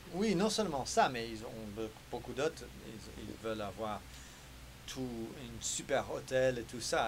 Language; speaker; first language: French; non-native, fluent; English